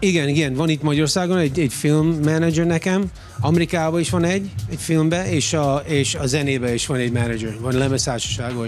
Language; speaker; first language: Hungarian; early bilingual, heritage; English